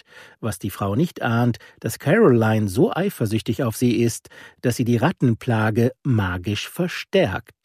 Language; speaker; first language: German; native; German